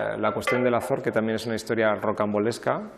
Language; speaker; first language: Spanish; native; Spanish